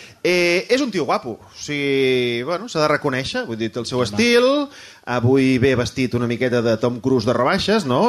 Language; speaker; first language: Catalan; native; Catalan